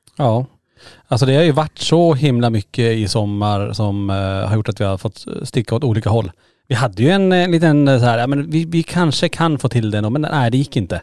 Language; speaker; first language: Swedish; native; Swedish